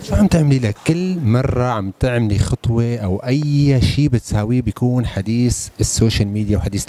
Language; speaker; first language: Arabic; native; Arabic